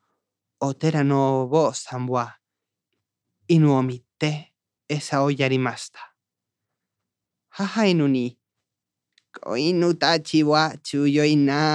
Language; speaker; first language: Japanese; non-native, learner; Spanish